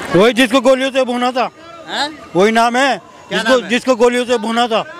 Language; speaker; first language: Hindi; native; Hindi